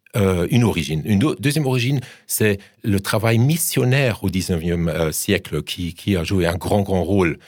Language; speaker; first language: French; non-native, fluent; German